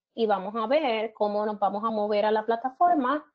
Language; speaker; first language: Spanish; native; Spanish